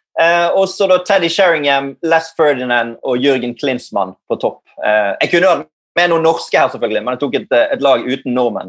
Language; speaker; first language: Norwegian; native; Norwegian